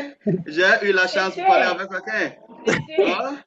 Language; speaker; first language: French; non-native, fluent; Akan